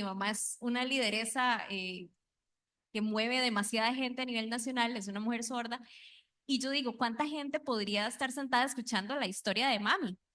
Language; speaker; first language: Spanish; non-native, local second language; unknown